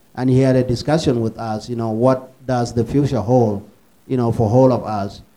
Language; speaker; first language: English; early bilingual, other home language; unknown